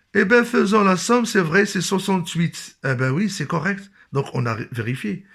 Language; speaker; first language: French; non-native, local second language; Arabic